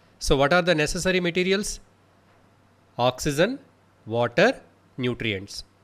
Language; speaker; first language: English; non-native, local second language; Telugu